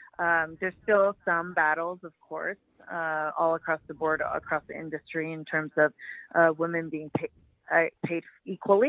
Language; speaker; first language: English; native; English